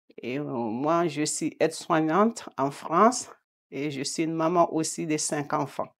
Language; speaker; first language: French; non-native, local second language; Bambara